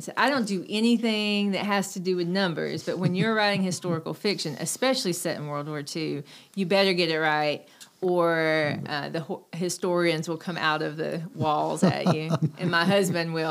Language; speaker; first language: English; native; English